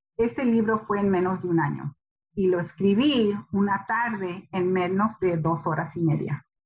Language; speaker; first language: Spanish; early bilingual, heritage; Spanish